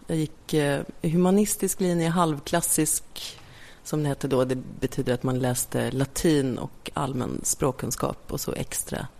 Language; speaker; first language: Swedish; native; Swedish